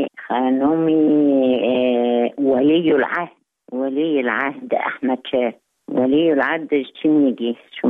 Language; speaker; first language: Persian; non-native, learner; Arabic